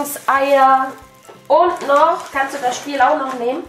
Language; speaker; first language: German; native; German